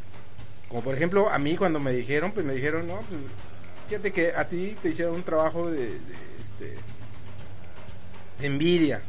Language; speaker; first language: Spanish; native; Spanish